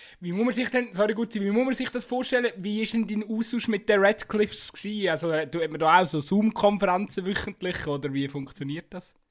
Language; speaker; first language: German; native; German